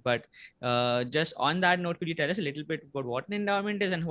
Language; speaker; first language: English; non-native, local second language; Bangla